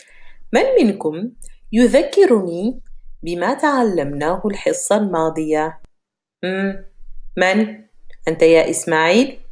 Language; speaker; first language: Arabic; non-native, fluent; French